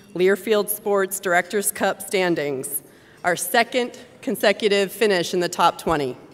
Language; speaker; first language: English; native; English